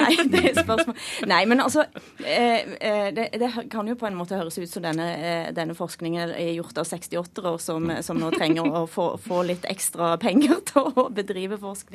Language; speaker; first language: Norwegian; native; Norwegian